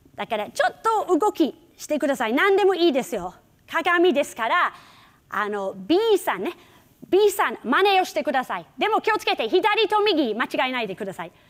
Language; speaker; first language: Japanese; non-native, fluent; English